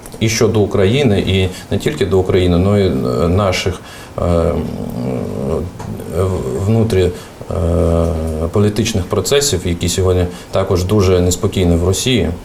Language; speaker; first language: Ukrainian; non-native, fluent; Russian